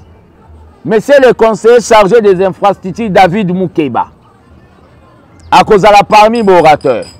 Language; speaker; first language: French; non-native, local second language; Lingala